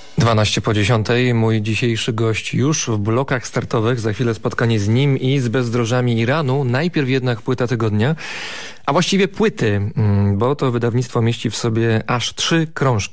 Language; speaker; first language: Polish; native; Polish